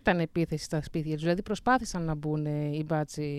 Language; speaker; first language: Greek; native; Greek